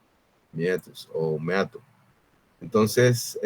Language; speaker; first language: Spanish; native; Spanish